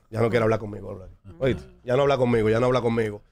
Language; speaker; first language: Spanish; native; Spanish